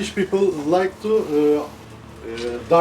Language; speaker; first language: English; non-native, learner; Turkish